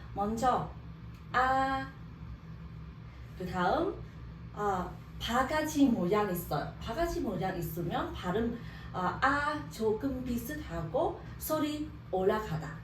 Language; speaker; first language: Korean; non-native, learner; Vietnamese